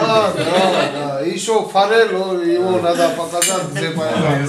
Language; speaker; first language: Russian; non-native, learner; Georgian